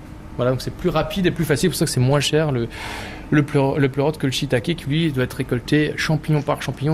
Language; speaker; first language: French; native; French